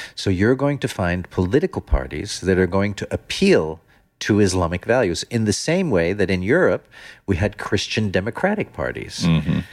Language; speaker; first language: English; non-native, fluent; Dutch